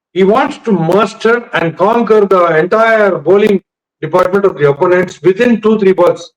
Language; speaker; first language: English; non-native, local second language; Tamil